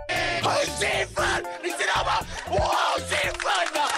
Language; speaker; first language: Chinese; non-native, learner; Japanese